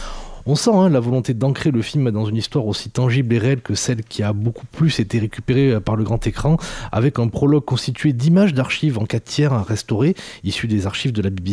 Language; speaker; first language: French; native; French